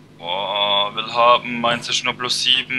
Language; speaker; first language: German; native; German